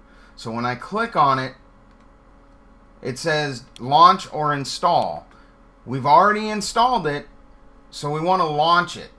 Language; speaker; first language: English; native; English